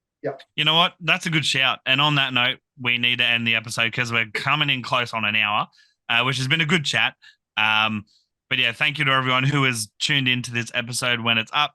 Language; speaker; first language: English; native; English